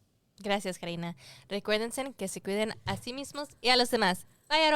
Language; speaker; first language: Spanish; early bilingual, heritage; Spanish